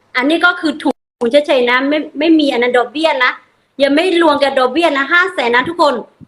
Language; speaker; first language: Thai; non-native, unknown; Burmese